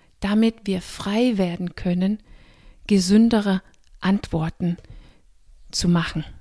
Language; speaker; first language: German; non-native, fluent; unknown